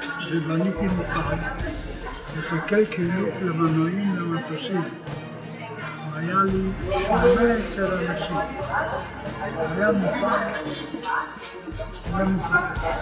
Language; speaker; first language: Hebrew; non-native, fluent; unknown